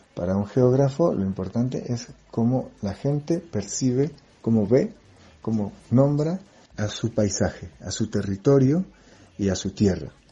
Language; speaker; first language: Spanish; non-native, fluent; French